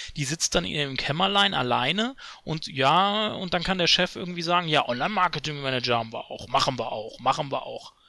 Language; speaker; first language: German; native; German